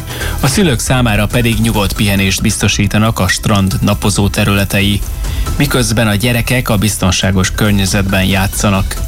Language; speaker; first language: Hungarian; native; Hungarian